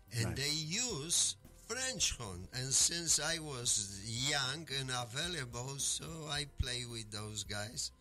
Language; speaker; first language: English; non-native, fluent; Polish